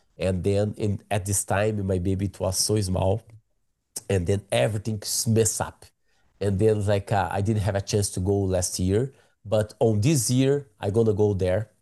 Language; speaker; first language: English; non-native, learner; Portuguese